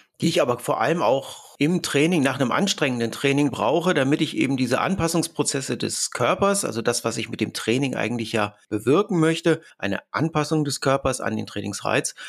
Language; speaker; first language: German; native; German